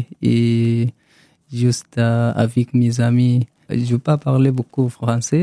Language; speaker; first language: French; non-native, learner; Arabic